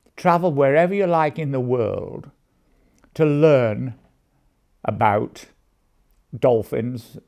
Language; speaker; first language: English; native; English